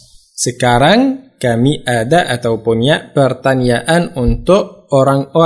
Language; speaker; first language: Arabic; non-native, fluent; Indonesian